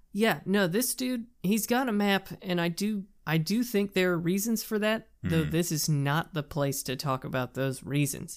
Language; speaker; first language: English; native; English